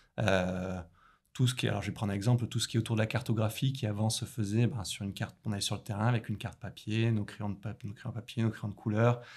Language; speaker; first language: French; native; French